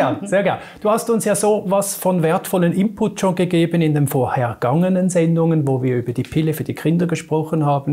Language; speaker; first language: German; native; German